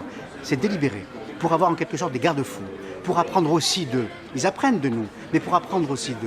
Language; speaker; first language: French; native; French